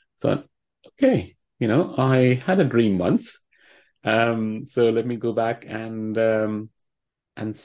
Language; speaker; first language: English; non-native, local second language; Hindi